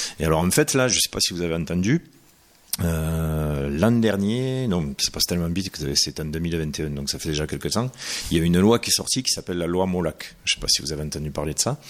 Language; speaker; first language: French; native; French